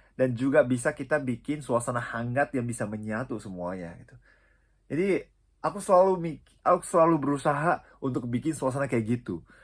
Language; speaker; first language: Indonesian; non-native, fluent; Japanese